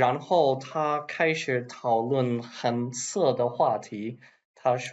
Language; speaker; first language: Chinese; non-native, learner; English